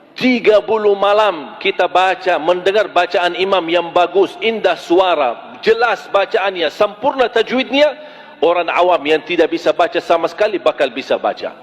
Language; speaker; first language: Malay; non-native, fluent; Arabic